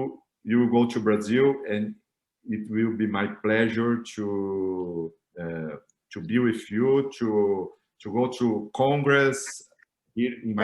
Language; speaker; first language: English; non-native, learner; Portuguese